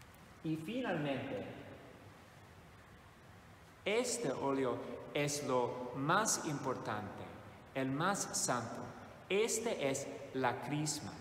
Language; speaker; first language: Spanish; non-native, fluent; English